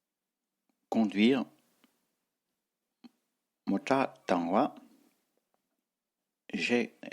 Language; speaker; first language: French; non-native, fluent; Tibetan